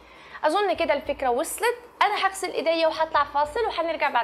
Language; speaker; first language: Arabic; native; Arabic